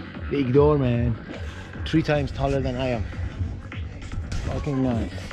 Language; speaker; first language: English; non-native, fluent; Persian